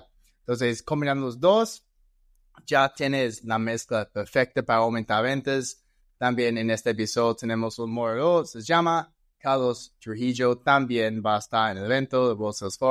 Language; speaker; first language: Spanish; non-native, fluent; English